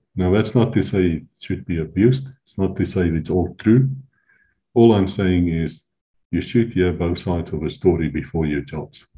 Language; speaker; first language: English; non-native, local second language; Afrikaans